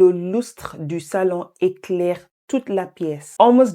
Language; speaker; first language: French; non-native, fluent; English